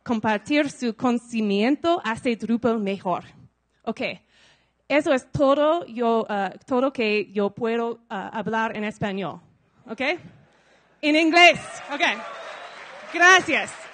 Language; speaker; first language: Spanish; non-native, learner; English